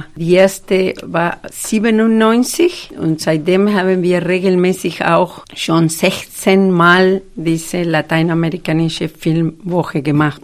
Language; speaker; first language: German; non-native, fluent; Spanish